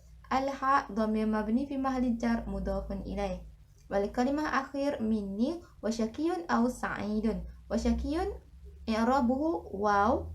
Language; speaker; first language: Arabic; non-native, learner; Malay